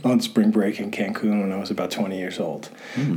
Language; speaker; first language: English; native; English